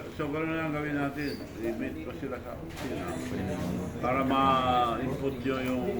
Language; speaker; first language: Filipino; non-native, local second language; Iloko